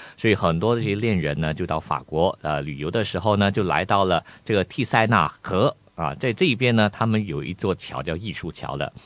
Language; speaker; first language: Chinese; native; Chinese